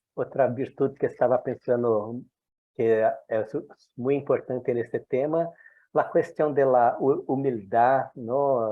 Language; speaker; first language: Spanish; non-native, fluent; Portuguese